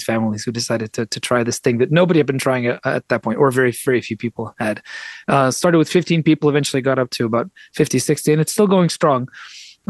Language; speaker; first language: English; early bilingual, other home language; Russian